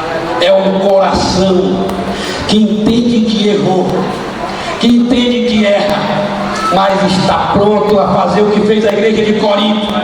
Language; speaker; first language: Portuguese; native; Portuguese